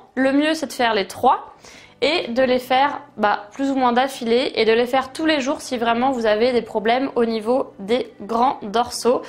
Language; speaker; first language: French; native; French